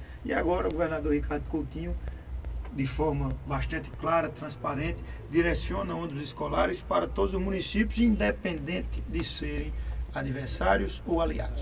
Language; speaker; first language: Portuguese; native; Portuguese